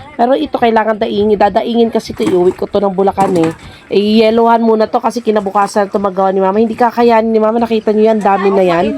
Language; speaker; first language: Filipino; non-native, local second language; Cebuano